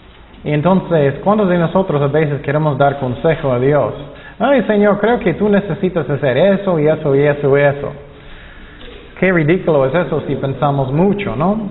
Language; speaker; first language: Spanish; non-native, fluent; English